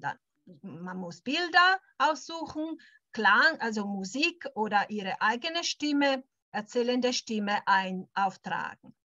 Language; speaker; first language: German; non-native, fluent; Italian